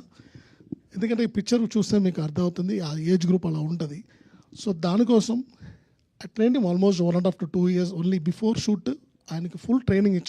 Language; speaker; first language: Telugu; non-native, learner; Tamil